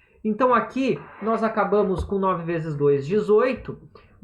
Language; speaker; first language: Portuguese; native; Portuguese